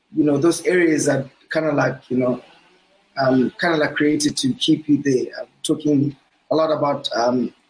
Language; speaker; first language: English; non-native, local second language; Southern Sotho